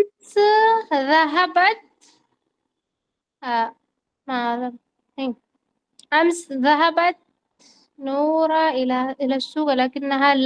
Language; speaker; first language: Arabic; non-native, learner; Hindi